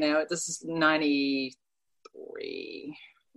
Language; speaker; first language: English; non-native, fluent; Danish